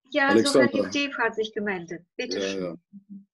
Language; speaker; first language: German; non-native, fluent; Russian